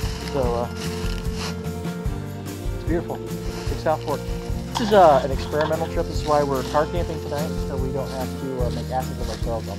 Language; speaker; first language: English; native; English